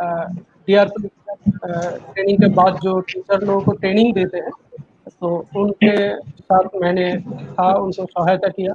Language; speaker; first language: Hindi; non-native, local second language; Bangla